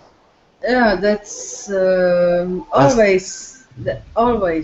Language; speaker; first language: English; non-native, learner; French